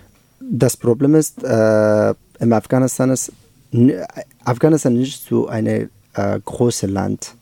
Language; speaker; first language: German; non-native, learner; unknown